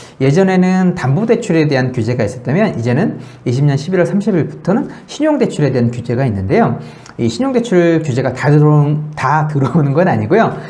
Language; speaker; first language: Korean; native; Korean